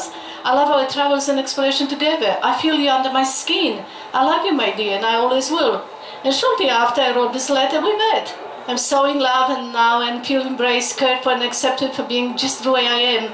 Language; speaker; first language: English; non-native, fluent; Polish